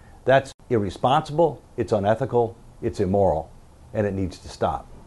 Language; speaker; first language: English; native; English